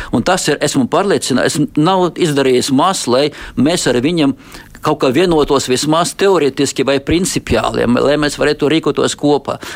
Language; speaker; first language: Latvian; non-native, local second language; Russian